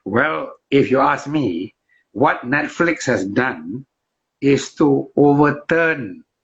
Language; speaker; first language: English; non-native, local second language; Malay